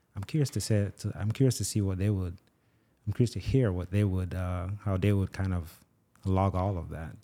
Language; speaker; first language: English; non-native, local second language; Igbo